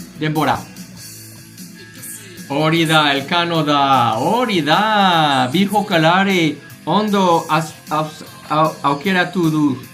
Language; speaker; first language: Basque; non-native, learner; English